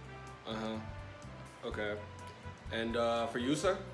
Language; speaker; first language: English; native; English